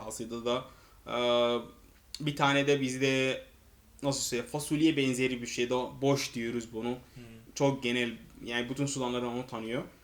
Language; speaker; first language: Turkish; non-native, fluent; Arabic